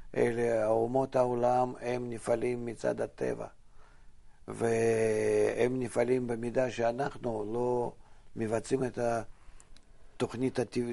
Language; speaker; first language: Hebrew; non-native, fluent; Russian